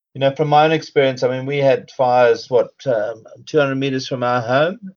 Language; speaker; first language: English; native; English